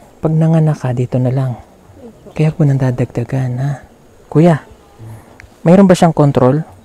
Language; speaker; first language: Filipino; non-native, local second language; Cebuano